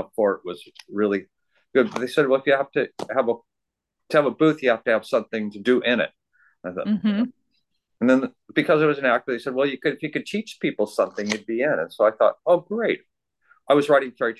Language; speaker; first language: English; native; English